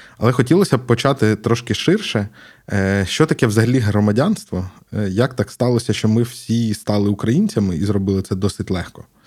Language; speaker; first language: Ukrainian; native; Ukrainian